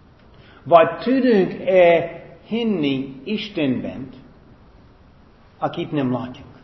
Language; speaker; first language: Hungarian; non-native, fluent; English